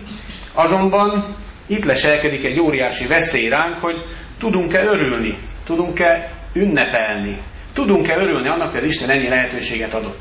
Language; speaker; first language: Hungarian; native; Hungarian